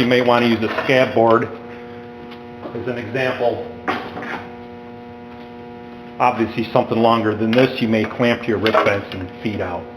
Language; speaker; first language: English; native; English